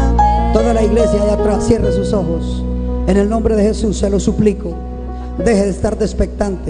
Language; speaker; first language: Spanish; native; Spanish